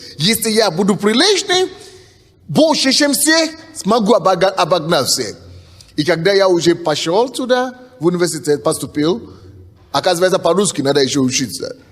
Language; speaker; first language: Russian; non-native, fluent; Yoruba